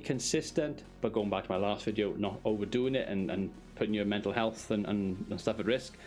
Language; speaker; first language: English; native; English